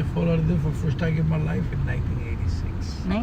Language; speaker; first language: English; non-native, learner; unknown